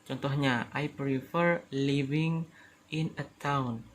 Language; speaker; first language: English; non-native, learner; Indonesian